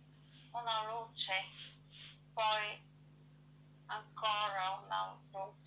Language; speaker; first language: Italian; non-native, fluent; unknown